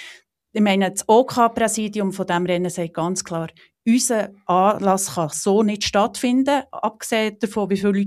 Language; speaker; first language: German; native; German